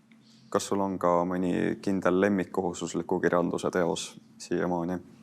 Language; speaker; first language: Estonian; native; Estonian